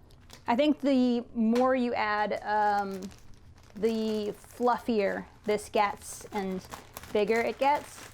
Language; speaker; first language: English; native; English